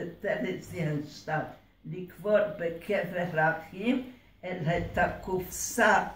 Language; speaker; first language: Hebrew; early bilingual, other home language; Hungarian